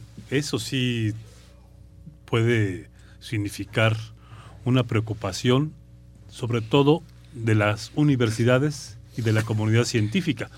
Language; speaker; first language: Spanish; native; Spanish